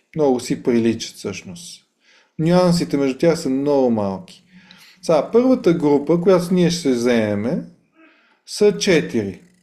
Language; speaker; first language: Bulgarian; native; Bulgarian